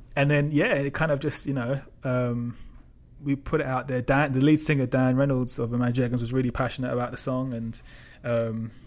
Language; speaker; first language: English; native; English